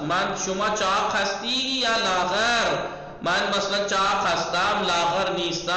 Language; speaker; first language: Persian; non-native, fluent; Urdu